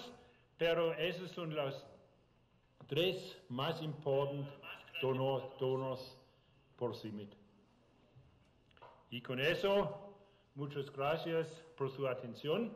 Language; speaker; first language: Spanish; non-native, learner; German